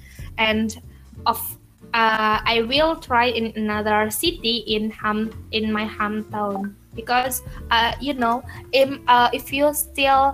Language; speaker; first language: English; non-native, learner; Indonesian